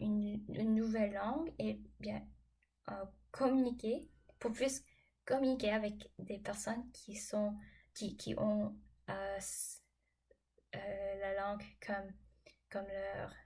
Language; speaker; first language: French; non-native, fluent; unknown